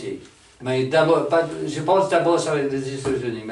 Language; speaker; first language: French; non-native, fluent; English